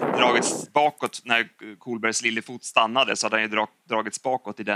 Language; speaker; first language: Swedish; native; Swedish